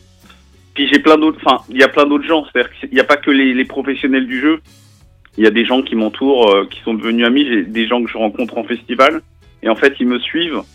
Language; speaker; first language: French; native; French